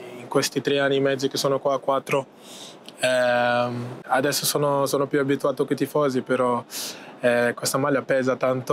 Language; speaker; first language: Italian; non-native, fluent; Portuguese